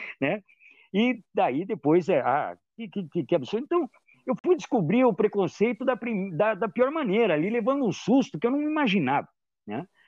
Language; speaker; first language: Portuguese; native; Portuguese